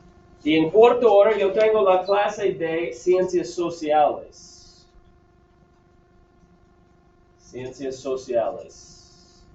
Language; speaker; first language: Spanish; non-native, fluent; English